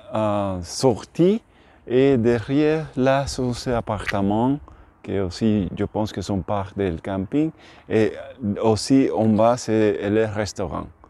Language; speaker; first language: French; non-native, learner; Spanish